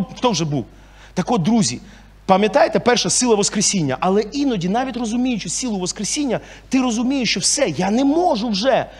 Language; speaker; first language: Ukrainian; non-native, local second language; Russian